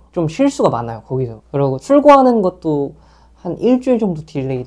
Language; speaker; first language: Korean; native; Korean